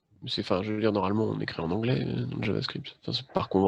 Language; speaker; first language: French; native; French